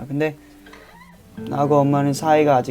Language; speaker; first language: Korean; early bilingual, heritage; Korean